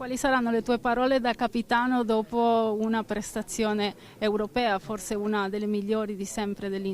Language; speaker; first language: Italian; native; Italian